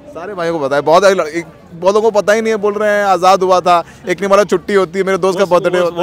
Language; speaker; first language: Hindi; native; Hindi